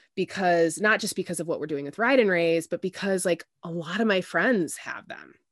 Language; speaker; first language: English; native; English